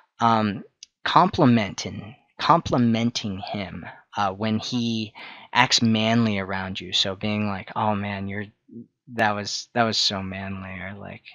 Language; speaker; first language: English; native; English